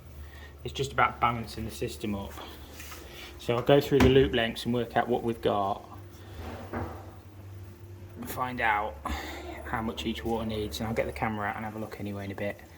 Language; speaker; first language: English; native; English